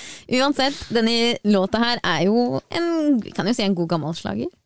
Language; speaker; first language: Norwegian; native; Norwegian